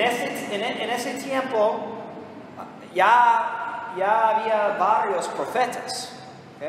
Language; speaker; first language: Spanish; non-native, fluent; English